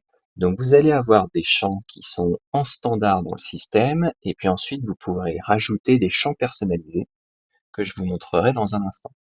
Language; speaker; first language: French; native; French